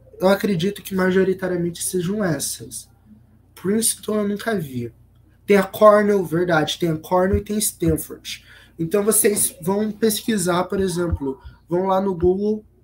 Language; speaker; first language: Portuguese; native; Portuguese